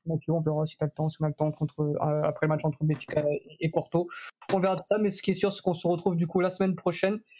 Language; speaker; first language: French; native; French